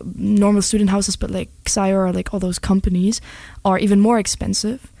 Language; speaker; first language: English; non-native, fluent; German